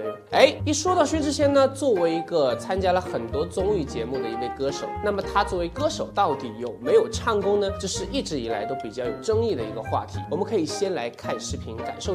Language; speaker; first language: Chinese; native; Chinese